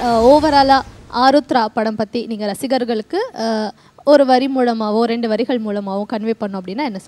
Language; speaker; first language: Tamil; native; Tamil